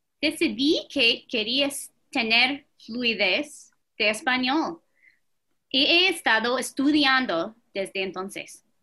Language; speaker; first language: Spanish; non-native, fluent; English